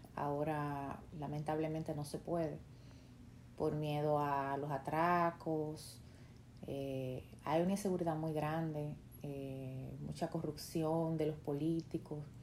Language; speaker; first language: Spanish; native; Spanish